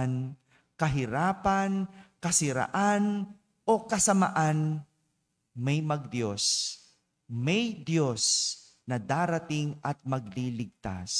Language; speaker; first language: Filipino; native; Filipino